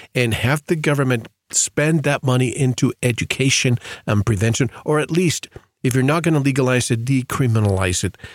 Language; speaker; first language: English; native; English